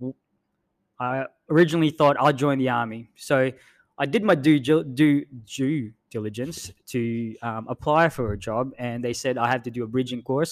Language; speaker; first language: English; non-native, local second language; Filipino